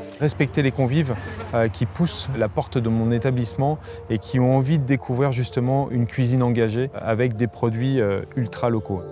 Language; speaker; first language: French; native; French